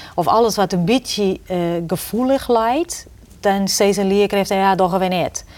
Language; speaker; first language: Dutch; non-native, fluent; Portuguese